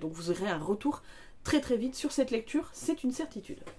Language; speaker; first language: French; native; French